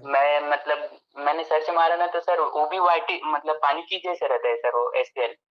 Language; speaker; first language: Hindi; native; Hindi